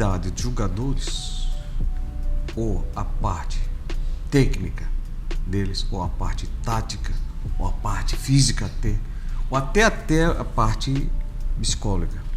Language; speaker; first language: Portuguese; non-native, fluent; Arabic